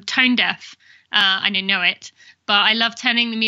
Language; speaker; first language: English; native; English